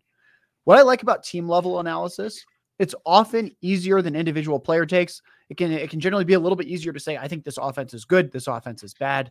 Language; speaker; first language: English; native; English